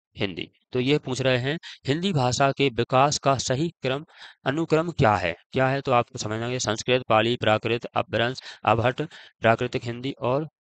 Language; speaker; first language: Hindi; native; Hindi